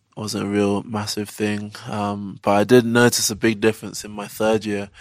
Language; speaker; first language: English; early bilingual, other home language; Yoruba